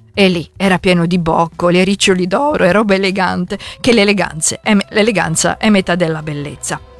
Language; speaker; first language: Italian; native; Italian